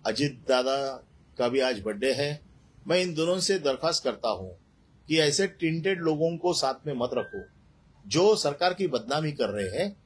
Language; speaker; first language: Hindi; non-native, local second language; Marathi